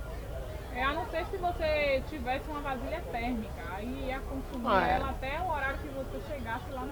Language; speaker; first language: Portuguese; native; Portuguese